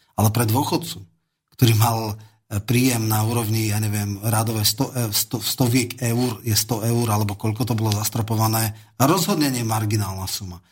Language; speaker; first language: Slovak; native; Slovak